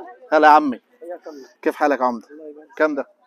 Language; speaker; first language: Arabic; native; Arabic